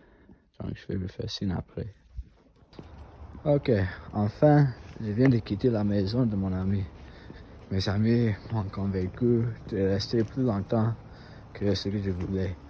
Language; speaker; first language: French; non-native, fluent; English